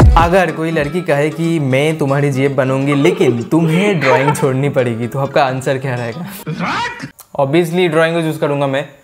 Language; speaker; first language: Hindi; non-native, local second language; Bangla